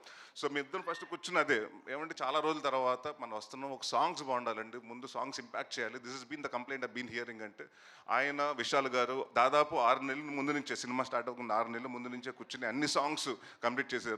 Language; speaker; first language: Telugu; native; Telugu